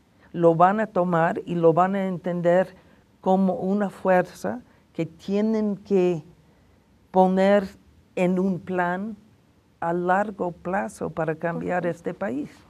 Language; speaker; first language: Spanish; non-native, fluent; English